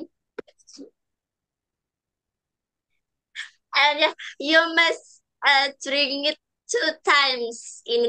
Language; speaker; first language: English; non-native, learner; Indonesian